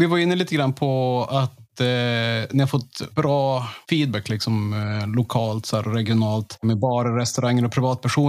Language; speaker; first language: Swedish; native; Swedish